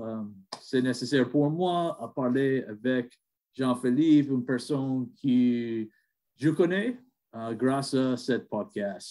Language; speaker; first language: French; non-native, learner; English